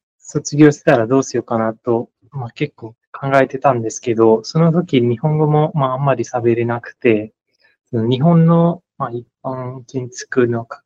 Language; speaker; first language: Japanese; non-native, fluent; Nepali